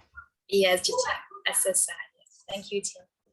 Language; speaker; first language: English; non-native, learner; Burmese